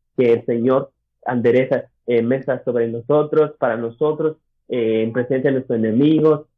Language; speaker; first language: Spanish; early bilingual, other home language; English